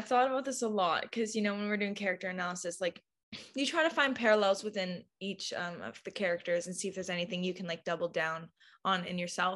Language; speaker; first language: English; native; English